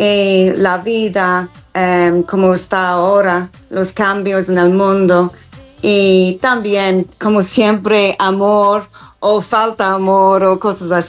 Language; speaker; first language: Spanish; non-native, fluent; English